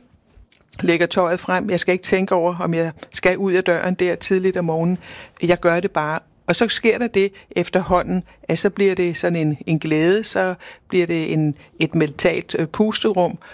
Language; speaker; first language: Danish; native; Danish